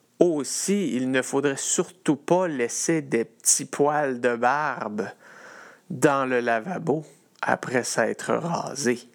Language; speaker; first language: French; native; French